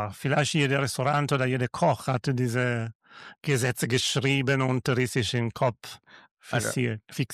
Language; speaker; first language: German; non-native, learner; Italian